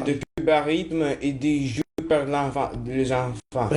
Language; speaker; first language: French; non-native, learner; Italian